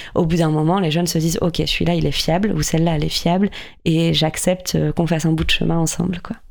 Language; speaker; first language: French; native; French